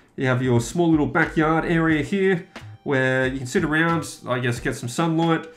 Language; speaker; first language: English; native; English